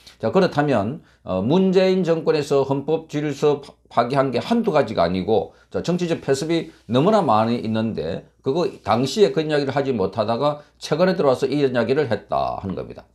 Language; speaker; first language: Korean; native; Korean